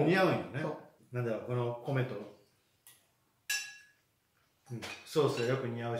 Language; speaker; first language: Japanese; native; Japanese